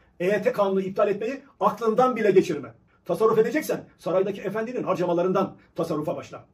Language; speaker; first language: Turkish; native; Turkish